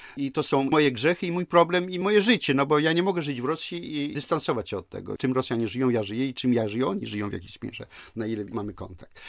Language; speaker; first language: Polish; native; Polish